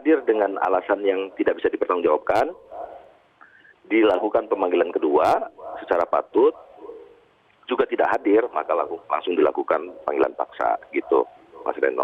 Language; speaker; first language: Indonesian; native; Indonesian